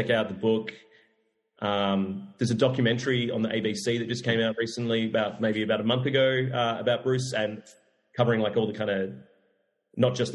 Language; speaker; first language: English; native; English